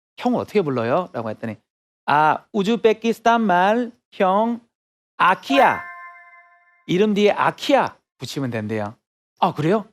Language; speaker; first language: Korean; native; Korean